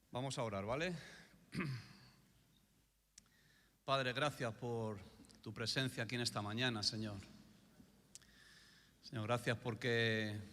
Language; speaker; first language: Spanish; native; Spanish